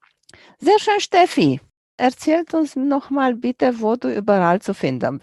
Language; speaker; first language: German; non-native, fluent; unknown